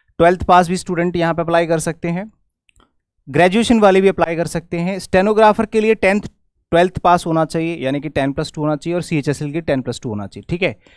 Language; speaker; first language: Hindi; native; Hindi